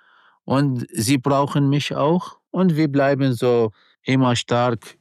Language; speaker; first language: German; non-native, learner; Arabic